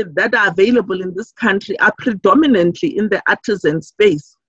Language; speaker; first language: English; non-native, local second language; Southern Sotho